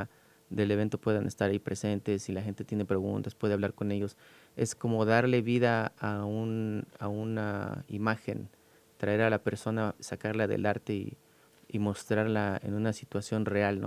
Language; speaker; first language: Spanish; native; Spanish